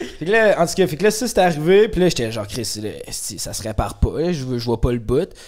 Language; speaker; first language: French; native; French